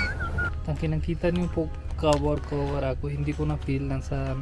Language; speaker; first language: Filipino; non-native, learner; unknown